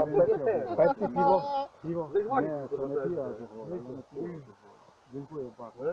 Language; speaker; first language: Polish; non-native, learner; Slovenian